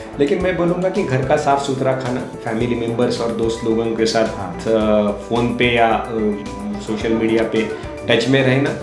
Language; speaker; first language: Hindi; non-native, local second language; Marathi